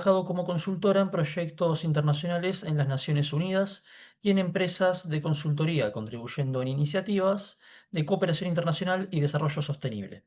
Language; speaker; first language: Spanish; native; Spanish